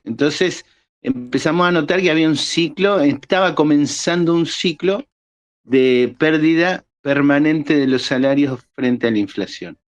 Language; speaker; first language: Spanish; native; Spanish